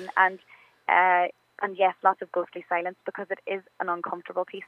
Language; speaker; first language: English; native; English